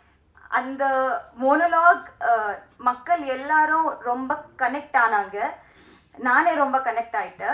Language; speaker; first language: Tamil; non-native, learner; Telugu